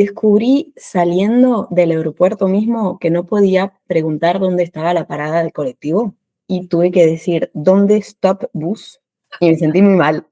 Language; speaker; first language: Spanish; non-native, fluent; French